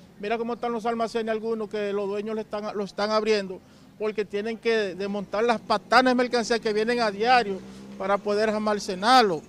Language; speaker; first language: Spanish; native; Spanish